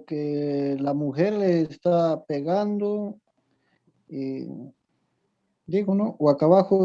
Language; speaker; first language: Spanish; native; Spanish